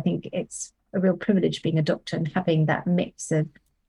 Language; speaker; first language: English; non-native, local second language; Tamil